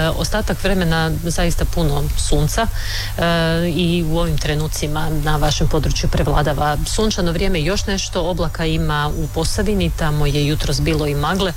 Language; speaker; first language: Croatian; native; Croatian